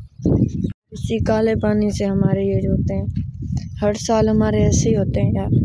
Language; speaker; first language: Urdu; non-native, local second language; Sindhi